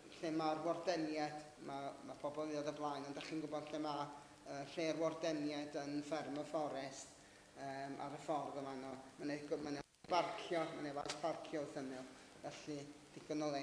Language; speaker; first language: Welsh; native; Welsh